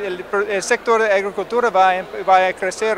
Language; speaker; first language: Spanish; non-native, fluent; English